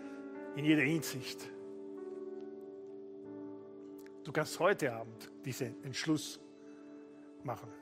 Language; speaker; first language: German; non-native, fluent; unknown